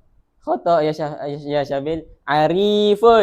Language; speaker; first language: Arabic; non-native, learner; Malay